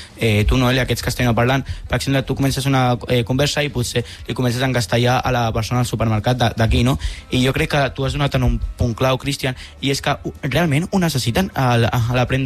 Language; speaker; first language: Catalan; non-native, local second language; Spanish